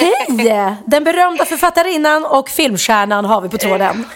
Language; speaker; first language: Swedish; native; Swedish